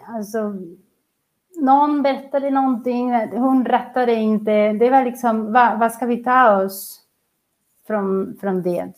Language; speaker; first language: Swedish; non-native, fluent; Catalan